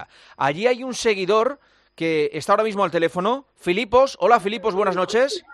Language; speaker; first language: Spanish; native; Spanish